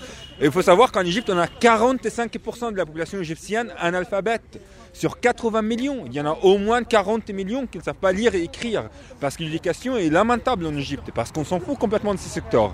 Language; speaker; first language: French; non-native, fluent; Arabic